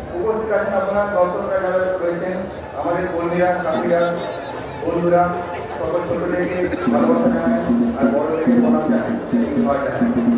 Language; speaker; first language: Bangla; non-native, local second language; Santali